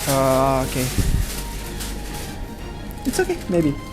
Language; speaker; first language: English; non-native, learner; Uzbek